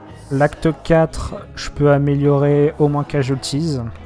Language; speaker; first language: French; native; French